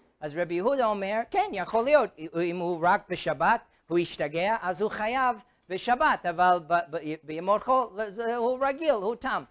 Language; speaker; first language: Hebrew; non-native, fluent; English